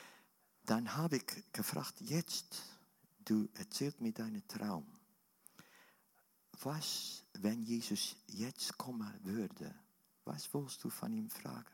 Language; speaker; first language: German; non-native, learner; Dutch